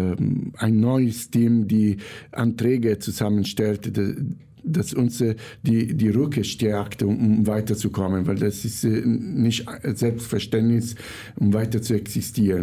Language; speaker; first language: German; non-native, fluent; Italian